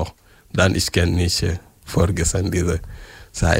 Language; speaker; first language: German; non-native, learner; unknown